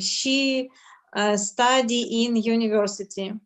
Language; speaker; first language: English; non-native, learner; Russian